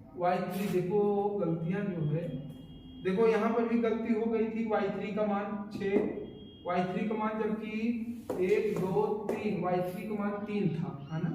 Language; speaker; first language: Hindi; native; Hindi